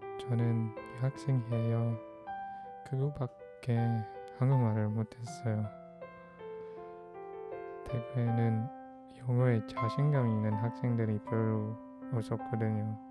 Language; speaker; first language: Korean; non-native, fluent; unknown